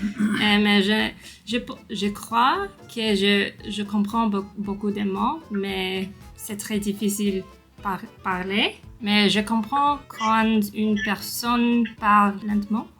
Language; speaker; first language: French; non-native, learner; English